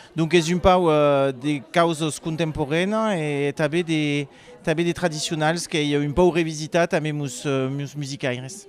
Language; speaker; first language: Occitan; native; Occitan